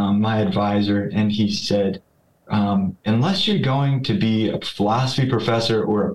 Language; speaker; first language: English; native; English